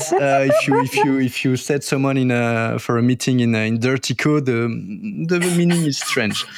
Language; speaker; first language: English; non-native, fluent; French